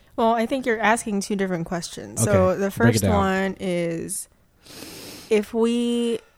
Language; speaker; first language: English; non-native, local second language; Filipino